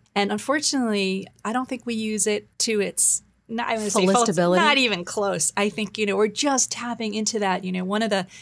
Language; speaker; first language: English; native; English